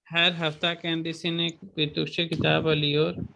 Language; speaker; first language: Turkish; non-native, fluent; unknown